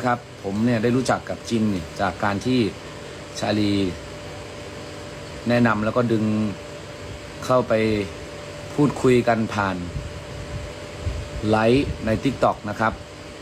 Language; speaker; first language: Thai; native; Thai